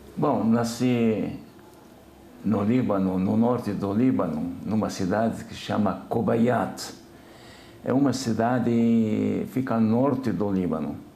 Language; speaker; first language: Portuguese; non-native, fluent; Arabic